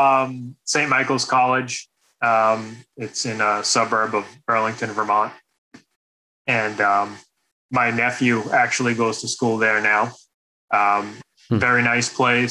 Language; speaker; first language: English; native; English